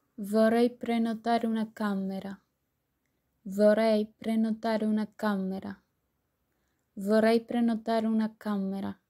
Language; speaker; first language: Italian; non-native, learner; Spanish